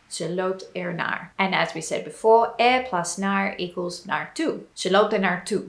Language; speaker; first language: Dutch; non-native, learner; English